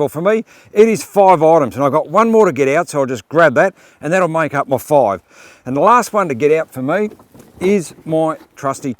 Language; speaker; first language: English; native; English